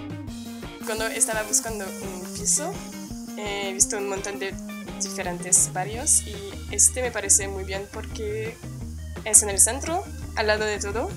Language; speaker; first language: Spanish; non-native, fluent; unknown